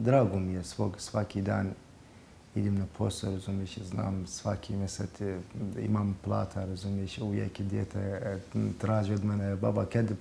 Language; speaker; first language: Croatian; non-native, learner; Persian